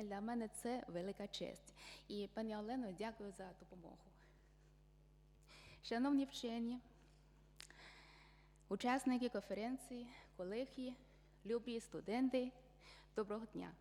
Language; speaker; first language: Ukrainian; non-native, fluent; Chinese